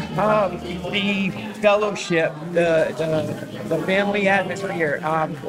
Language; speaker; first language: English; native; English